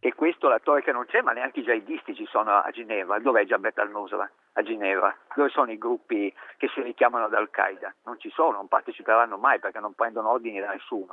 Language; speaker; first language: Italian; native; Italian